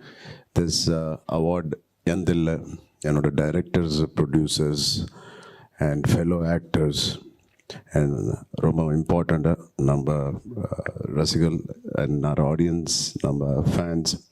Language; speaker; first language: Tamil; non-native, local second language; Telugu